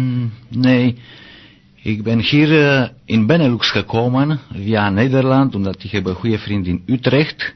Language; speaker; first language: Dutch; non-native, learner; Romanian